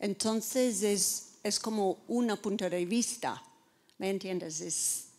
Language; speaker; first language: Spanish; non-native, fluent; English